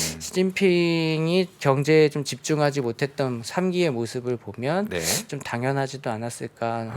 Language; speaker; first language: Korean; native; Korean